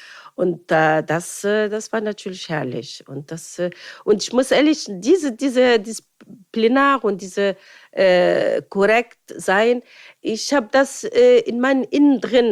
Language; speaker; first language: German; non-native, fluent; Arabic